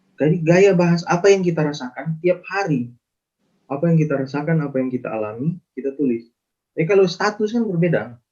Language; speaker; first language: Indonesian; non-native, local second language; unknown